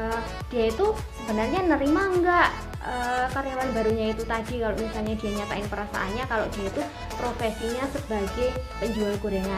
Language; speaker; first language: Indonesian; native; Indonesian